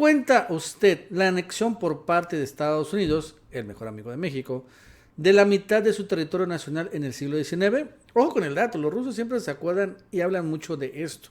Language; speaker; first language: Spanish; native; Spanish